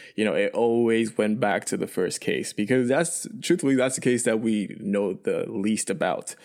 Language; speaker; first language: English; early bilingual, other home language; Chinese